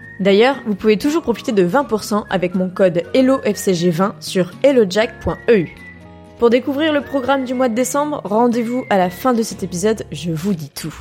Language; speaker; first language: French; native; French